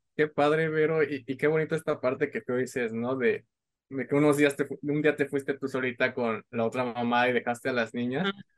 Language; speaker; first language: Spanish; native; Spanish